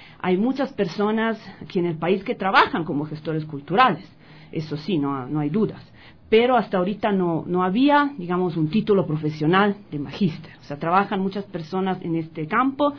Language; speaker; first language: Spanish; non-native, fluent; Italian